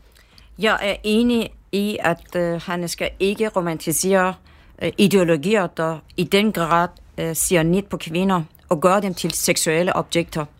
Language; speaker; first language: Danish; non-native, fluent; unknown